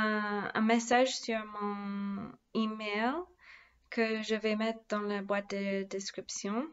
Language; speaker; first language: French; non-native, fluent; English